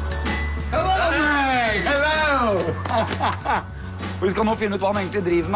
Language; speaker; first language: Norwegian; native; Norwegian